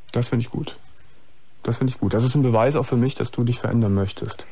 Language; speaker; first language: German; native; German